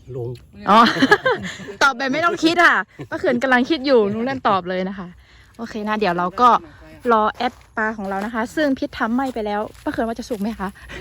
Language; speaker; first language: Thai; non-native, local second language; Western Kayah